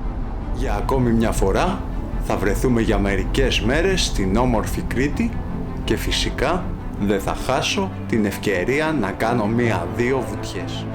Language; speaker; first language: Greek; native; Greek